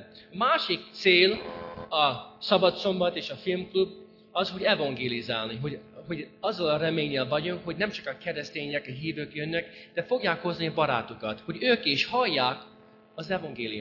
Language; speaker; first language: Hungarian; non-native, fluent; English